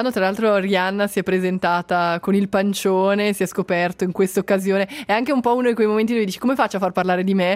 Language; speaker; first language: Italian; native; Italian